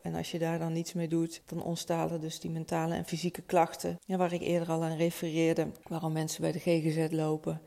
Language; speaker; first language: Dutch; native; Dutch